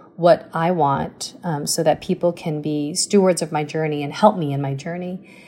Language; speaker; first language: English; early bilingual, other home language; Chinese